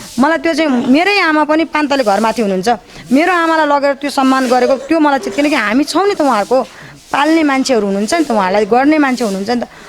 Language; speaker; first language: Nepali; native; Nepali